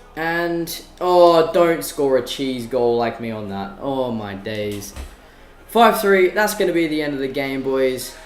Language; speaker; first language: English; native; English